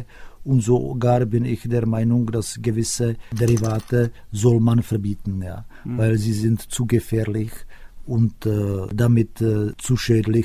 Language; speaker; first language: German; non-native, fluent; Czech